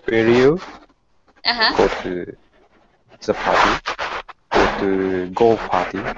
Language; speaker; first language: English; non-native, learner; Japanese